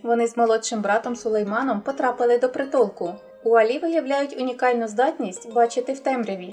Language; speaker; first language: Ukrainian; native; Ukrainian